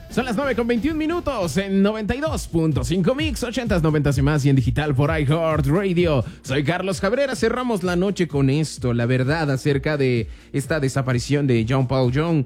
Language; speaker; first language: Spanish; native; Spanish